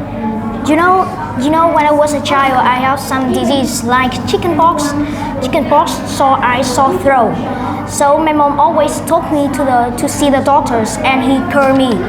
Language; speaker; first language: English; non-native, learner; Vietnamese